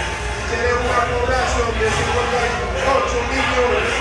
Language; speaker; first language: Spanish; non-native, learner; Haitian Creole